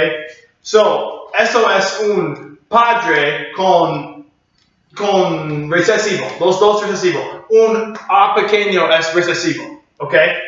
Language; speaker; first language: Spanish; non-native, learner; English